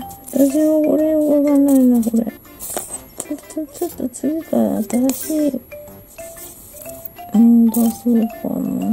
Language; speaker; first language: Japanese; native; Japanese